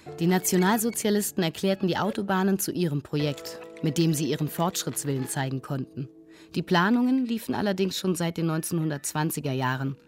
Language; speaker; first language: German; native; German